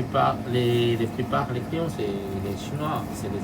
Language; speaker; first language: French; non-native, local second language; Chinese